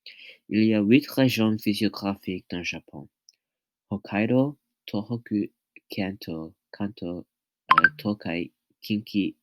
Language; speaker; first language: French; non-native, learner; English